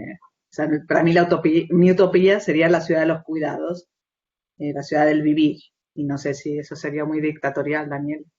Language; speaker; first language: Spanish; native; Spanish